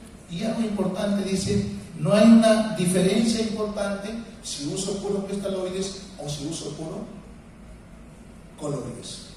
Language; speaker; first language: Spanish; native; Spanish